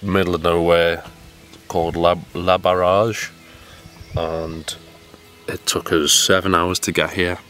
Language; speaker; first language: English; native; English